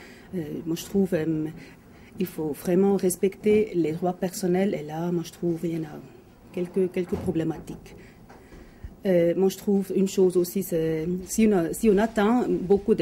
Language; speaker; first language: French; non-native, local second language; German